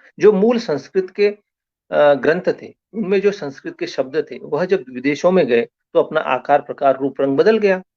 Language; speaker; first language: Hindi; non-native, local second language; Marathi